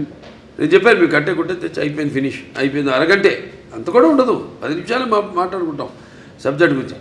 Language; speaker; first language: Telugu; native; Telugu